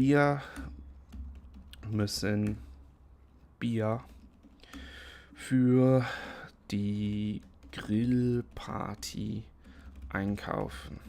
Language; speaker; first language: German; non-native, fluent; English